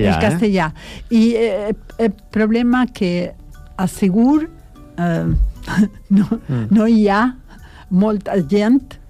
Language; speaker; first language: Catalan; non-native, learner; Spanish